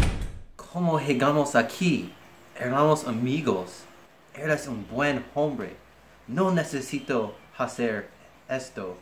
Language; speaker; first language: Spanish; non-native, learner; English